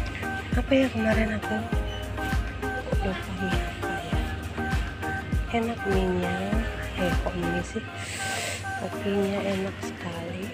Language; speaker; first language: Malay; non-native, local second language; Javanese